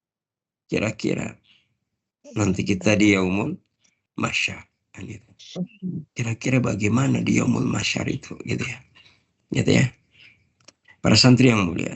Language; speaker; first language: Indonesian; native; Indonesian